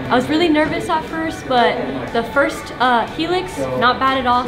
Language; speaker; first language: English; native; English